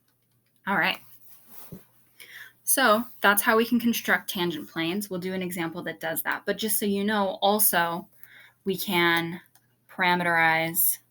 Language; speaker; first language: English; native; English